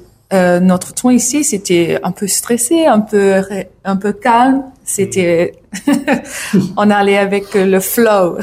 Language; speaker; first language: French; non-native, learner; English